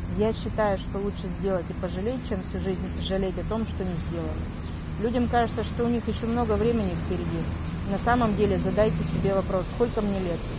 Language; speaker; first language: Russian; native; Russian